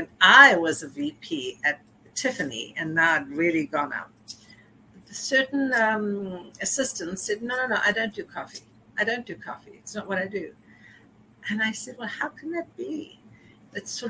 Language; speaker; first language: English; native; English